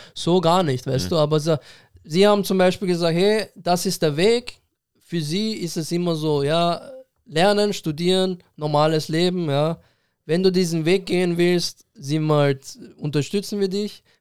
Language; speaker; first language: German; early bilingual, other home language; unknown